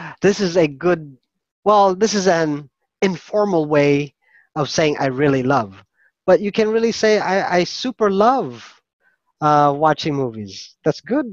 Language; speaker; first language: English; non-native, fluent; Filipino